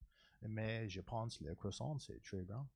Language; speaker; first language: French; non-native, learner; English